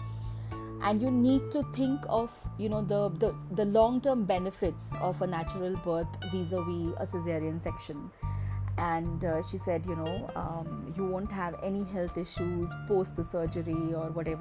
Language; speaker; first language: English; non-native, local second language; Malayalam